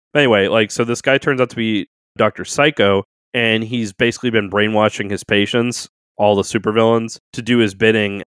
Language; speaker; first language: English; native; English